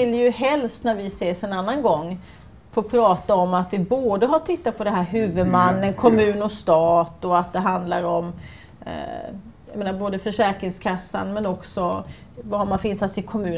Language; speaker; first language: Swedish; native; Swedish